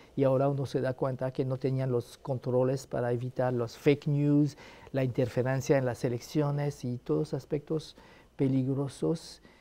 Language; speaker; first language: Spanish; non-native, fluent; Arabic